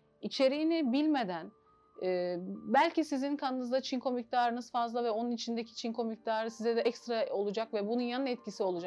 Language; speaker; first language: Turkish; native; Turkish